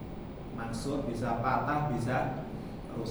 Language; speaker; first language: Indonesian; native; Indonesian